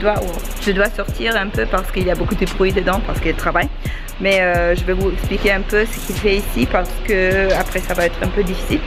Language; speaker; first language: French; non-native, learner; English